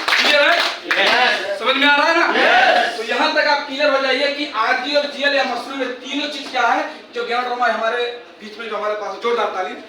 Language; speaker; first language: Hindi; native; Hindi